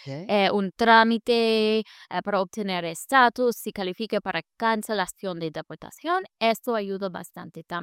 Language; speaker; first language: Spanish; non-native, fluent; English